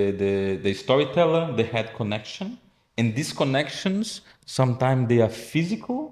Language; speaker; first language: English; non-native, fluent; Portuguese